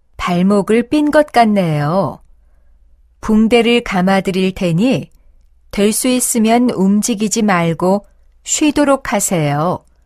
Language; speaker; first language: Korean; native; Korean